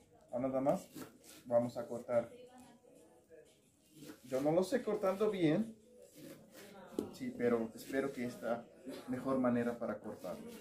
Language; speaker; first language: Spanish; non-native, learner; Arabic